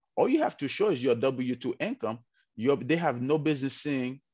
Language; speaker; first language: English; early bilingual, heritage; English